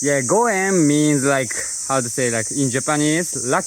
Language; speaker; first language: English; non-native, learner; Japanese